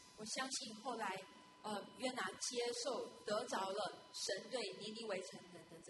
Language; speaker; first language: Chinese; native; Chinese